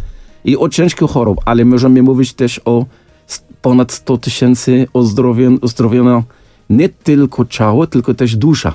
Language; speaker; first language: Polish; non-native, fluent; Arabic